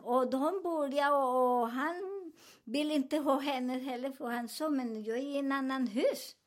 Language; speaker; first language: Swedish; non-native, learner; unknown